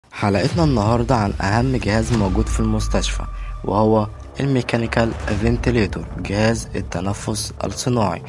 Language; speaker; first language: Arabic; native; Arabic